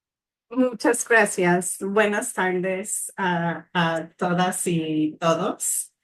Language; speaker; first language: Spanish; non-native, fluent; English